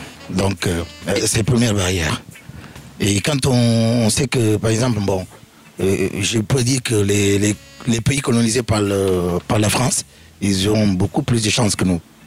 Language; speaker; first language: French; non-native, fluent; Upper Guinea Crioulo